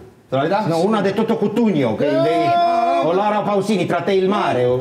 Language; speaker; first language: Italian; non-native, learner; Romanian